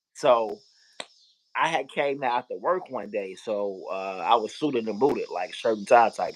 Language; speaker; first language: English; native; English